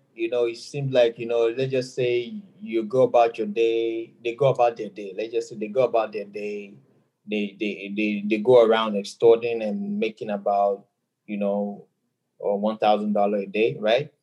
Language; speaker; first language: English; non-native, local second language; Yoruba